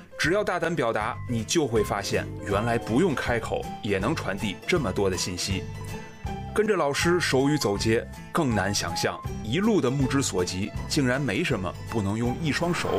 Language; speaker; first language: Chinese; native; Chinese